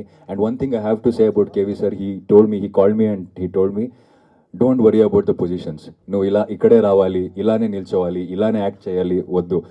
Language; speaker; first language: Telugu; non-native, fluent; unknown